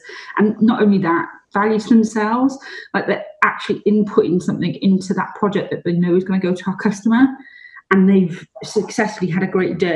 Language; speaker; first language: English; native; English